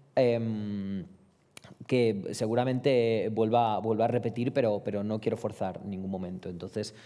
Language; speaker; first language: Spanish; early bilingual, other home language; Romanian